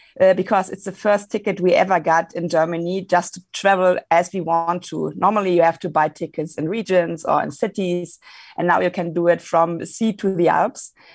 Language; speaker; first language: English; non-native, fluent; German